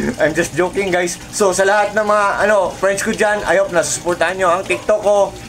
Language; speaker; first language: Filipino; non-native, local second language; Cebuano